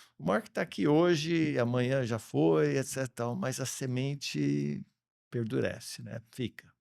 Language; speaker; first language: Portuguese; early bilingual, other home language; English